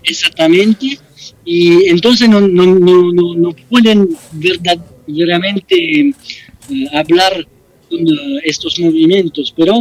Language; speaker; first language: Spanish; non-native, fluent; French